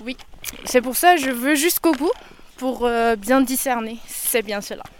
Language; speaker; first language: French; non-native, fluent; Chinese